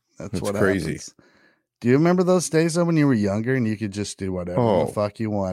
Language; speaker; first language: English; native; English